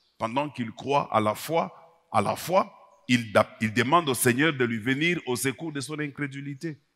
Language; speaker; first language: French; non-native, local second language; Swahili